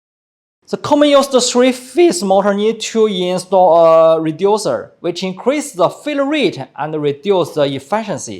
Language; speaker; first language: English; non-native, fluent; Chinese